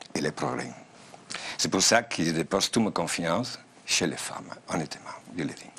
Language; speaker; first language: French; non-native, fluent; Spanish